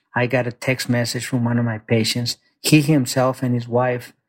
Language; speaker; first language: English; early bilingual, other home language; Spanish